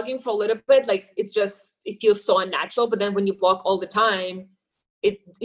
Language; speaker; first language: English; non-native, fluent; Ukrainian